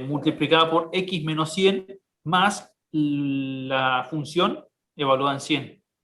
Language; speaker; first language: Spanish; native; Spanish